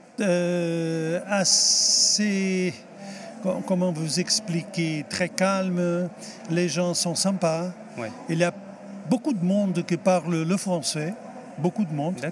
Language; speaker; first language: French; non-native, fluent; Portuguese